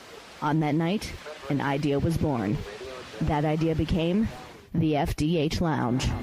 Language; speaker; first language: English; native; English